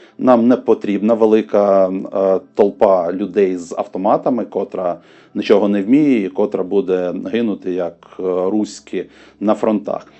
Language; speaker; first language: Ukrainian; non-native, local second language; Russian